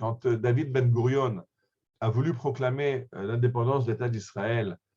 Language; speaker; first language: French; native; French